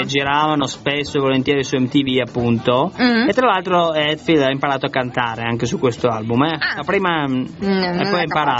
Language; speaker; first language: Italian; native; Italian